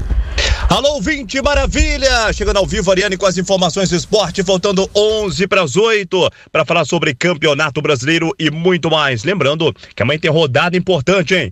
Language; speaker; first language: Portuguese; native; Portuguese